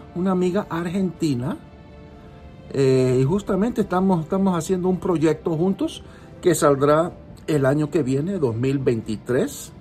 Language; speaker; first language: Spanish; early bilingual, heritage; Spanish